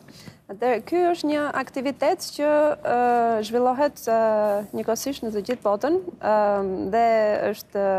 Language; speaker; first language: Albanian; native; Albanian